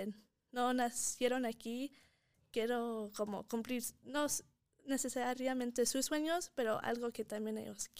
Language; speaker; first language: Spanish; early bilingual, heritage; Spanish